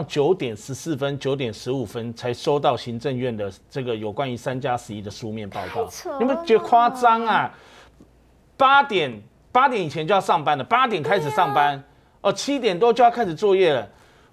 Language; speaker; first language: Chinese; native; Chinese